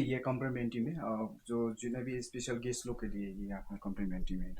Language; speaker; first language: Hindi; non-native, local second language; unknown